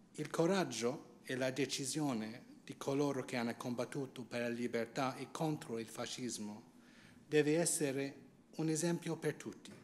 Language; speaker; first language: Italian; non-native, fluent; English